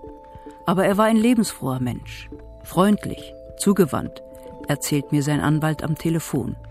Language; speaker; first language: German; native; German